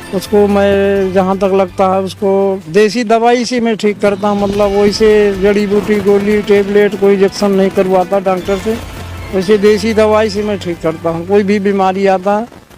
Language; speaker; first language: Hindi; native; Hindi